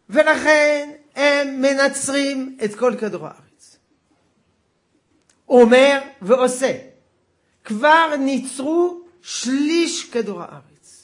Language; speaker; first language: Hebrew; non-native, fluent; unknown